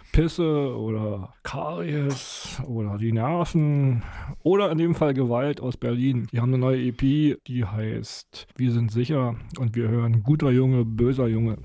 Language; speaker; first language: German; native; German